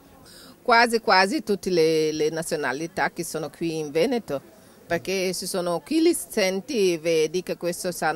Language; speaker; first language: Italian; non-native, learner; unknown